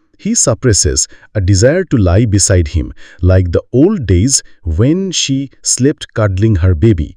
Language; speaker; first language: English; non-native, local second language; Bangla